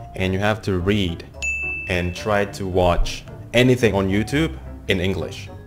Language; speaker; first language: English; non-native, fluent; Indonesian